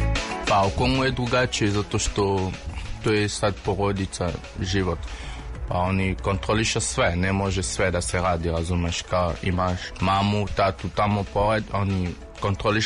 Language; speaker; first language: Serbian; non-native, learner; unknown